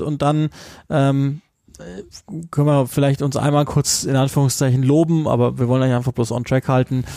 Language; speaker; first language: German; native; German